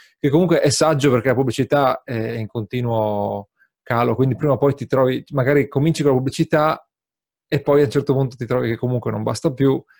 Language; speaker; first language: Italian; native; Italian